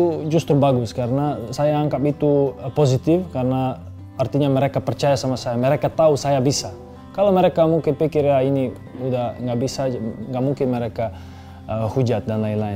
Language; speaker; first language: Indonesian; non-native, fluent; Serbian